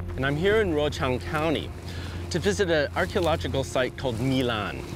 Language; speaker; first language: English; native; English